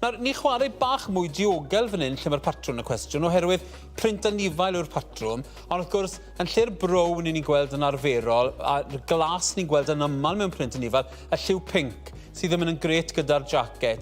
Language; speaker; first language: Welsh; native; Welsh